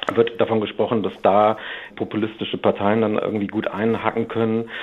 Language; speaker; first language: German; native; German